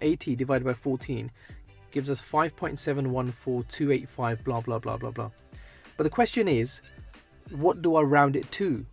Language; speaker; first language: English; native; English